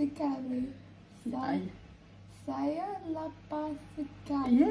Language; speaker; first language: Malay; early bilingual, heritage; English